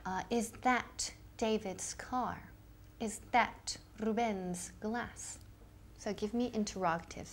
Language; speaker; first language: English; native; English